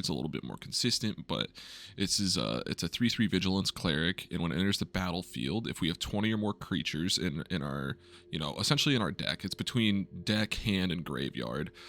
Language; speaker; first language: English; native; English